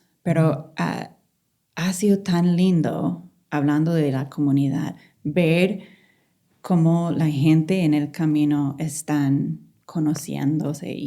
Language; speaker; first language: Spanish; non-native, fluent; English